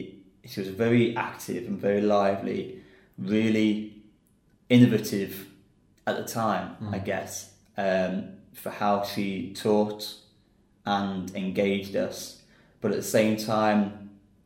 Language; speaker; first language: English; native; English